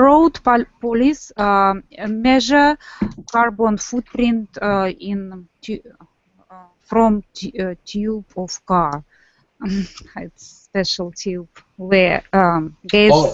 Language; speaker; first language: English; non-native, learner; Russian